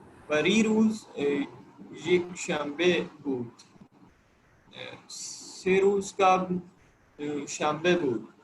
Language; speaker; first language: Persian; non-native, learner; Urdu